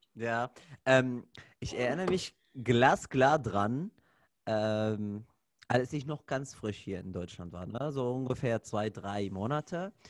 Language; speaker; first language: German; non-native, fluent; Arabic